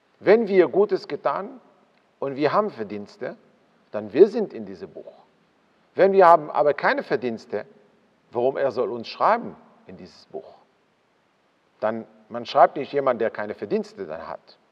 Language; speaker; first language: German; non-native, fluent; Hebrew